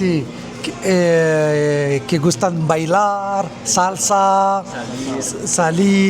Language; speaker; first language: Spanish; non-native, learner; French